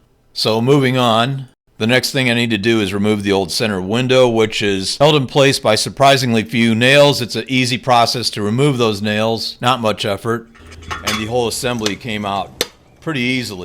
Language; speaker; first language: English; native; English